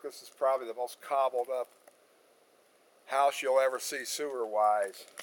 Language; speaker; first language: English; native; English